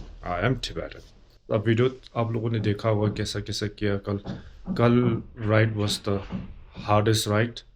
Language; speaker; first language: Hindi; non-native, local second language; Tibetan